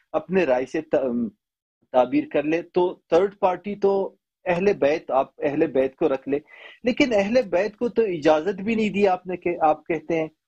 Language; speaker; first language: Urdu; native; Urdu